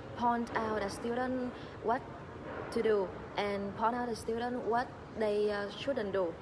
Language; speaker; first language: English; non-native, learner; Vietnamese